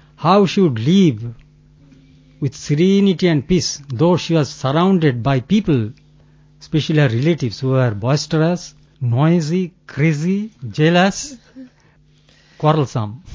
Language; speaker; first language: English; non-native, local second language; Bangla